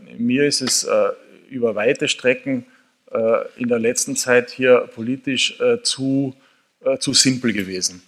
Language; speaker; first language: German; native; German